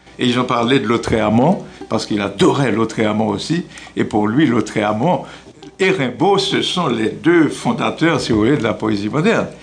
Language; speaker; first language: French; non-native, local second language; Haitian Creole